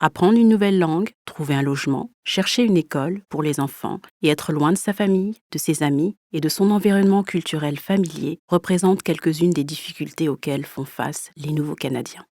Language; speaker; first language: French; native; French